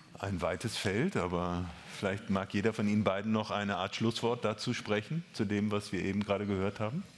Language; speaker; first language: German; native; German